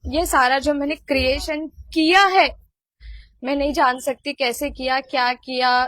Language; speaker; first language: Hindi; non-native, local second language; Marathi